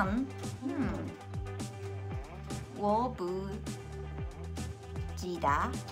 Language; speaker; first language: Chinese; non-native, learner; Japanese